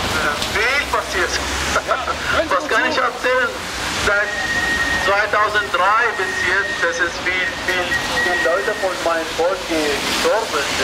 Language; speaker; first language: German; non-native, learner; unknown